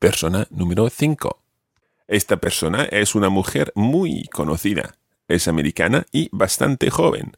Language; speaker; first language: Spanish; non-native, fluent; English